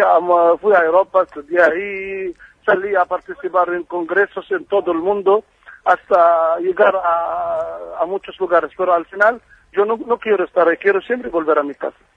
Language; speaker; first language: Spanish; non-native, fluent; Arabic